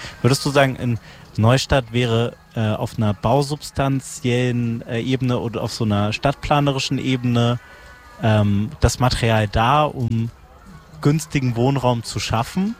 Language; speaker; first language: German; native; German